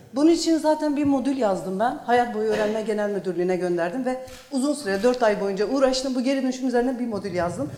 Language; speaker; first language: Turkish; native; Turkish